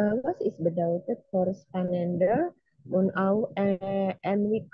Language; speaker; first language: German; non-native, learner; Indonesian